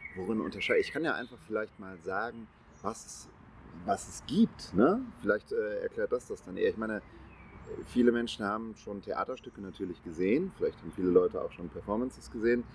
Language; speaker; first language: German; native; German